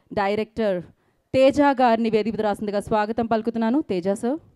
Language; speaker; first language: Telugu; native; Telugu